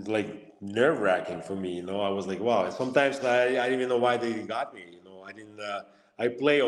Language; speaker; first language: English; non-native, fluent; Lithuanian